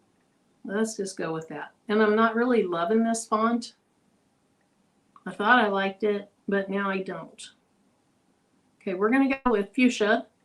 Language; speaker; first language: English; native; English